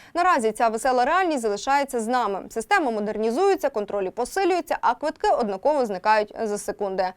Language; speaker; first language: Ukrainian; native; Ukrainian